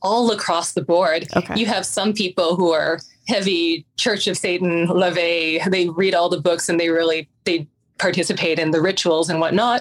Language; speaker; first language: English; native; English